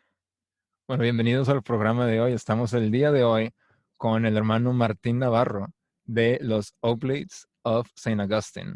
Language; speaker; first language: Spanish; native; Spanish